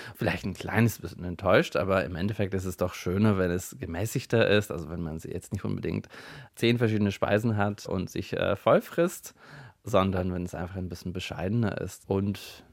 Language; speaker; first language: German; non-native, fluent; Bulgarian